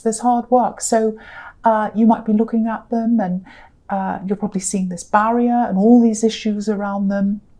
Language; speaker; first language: English; native; English